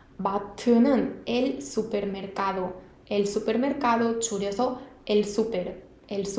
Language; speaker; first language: Spanish; non-native, fluent; Korean